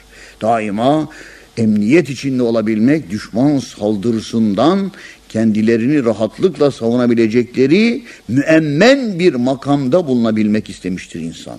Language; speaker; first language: Turkish; native; Turkish